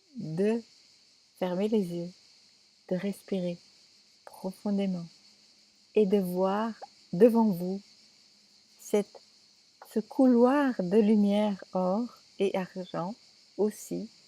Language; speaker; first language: French; native; French